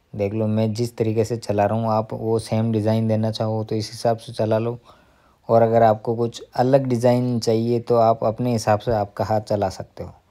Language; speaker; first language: Hindi; native; Hindi